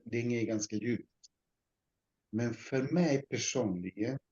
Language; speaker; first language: Swedish; non-native, learner; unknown